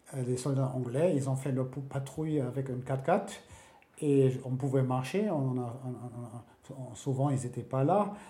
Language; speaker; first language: French; non-native, fluent; German